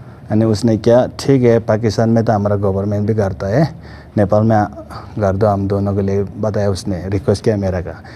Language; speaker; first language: Hindi; non-native, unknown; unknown